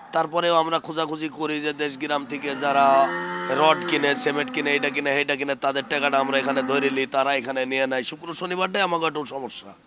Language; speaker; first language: Bangla; native; Bangla